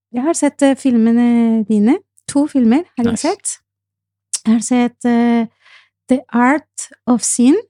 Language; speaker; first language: Norwegian; non-native, fluent; Arabic